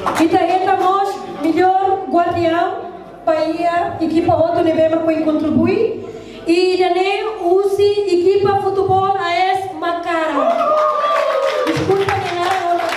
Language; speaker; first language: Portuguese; non-native, learner; Tetum